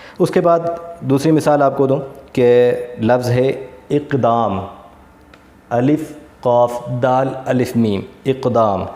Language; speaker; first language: Urdu; non-native, local second language; Sindhi